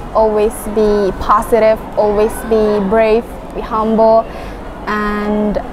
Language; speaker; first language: English; non-native, fluent; Indonesian